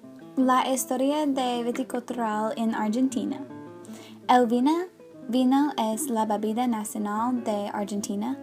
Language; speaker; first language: Spanish; non-native, learner; English